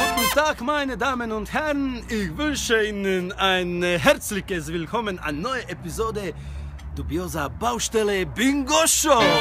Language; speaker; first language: German; non-native, learner; Bosnian